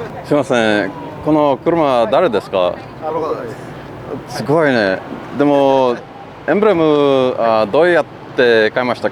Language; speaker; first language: Japanese; non-native, learner; English